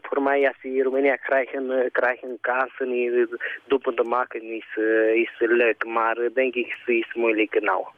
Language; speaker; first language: Dutch; non-native, learner; Romanian